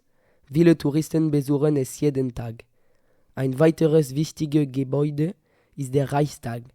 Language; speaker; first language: German; non-native, learner; French